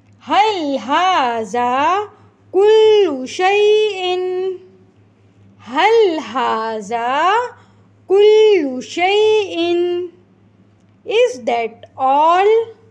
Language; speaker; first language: Arabic; non-native, fluent; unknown